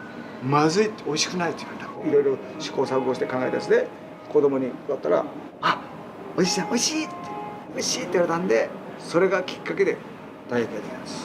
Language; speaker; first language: Japanese; native; Japanese